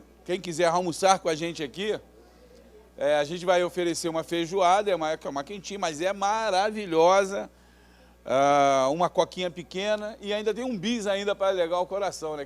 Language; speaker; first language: Portuguese; native; Portuguese